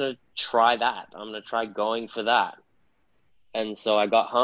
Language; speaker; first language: English; native; English